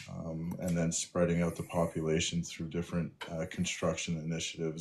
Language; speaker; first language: English; native; English